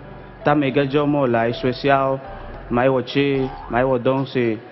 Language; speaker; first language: Chinese; non-native, learner; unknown